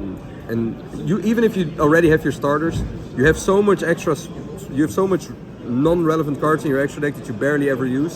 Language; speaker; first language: English; non-native, fluent; Dutch